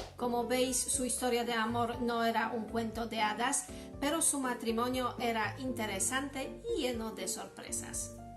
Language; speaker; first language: Spanish; non-native, fluent; Polish